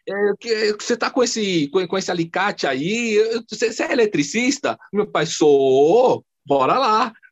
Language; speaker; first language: Portuguese; early bilingual, other home language; Chinese